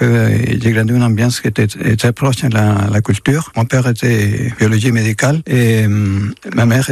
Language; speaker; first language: French; non-native, learner; Spanish